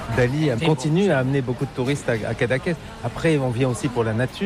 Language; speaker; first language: French; native; French